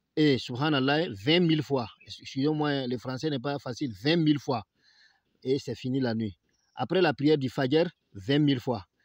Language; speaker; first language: French; non-native, local second language; Bambara